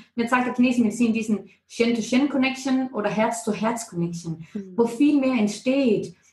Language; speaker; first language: German; non-native, fluent; Danish